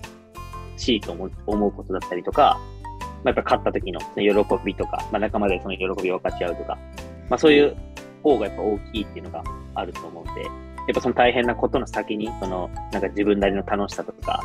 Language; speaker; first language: Japanese; native; Japanese